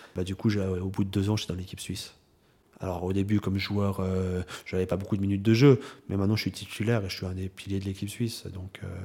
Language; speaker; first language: French; native; French